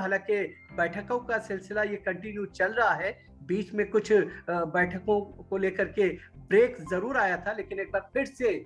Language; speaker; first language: Hindi; native; Hindi